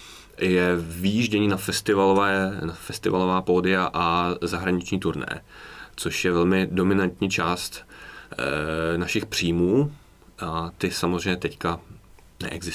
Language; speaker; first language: Czech; native; Czech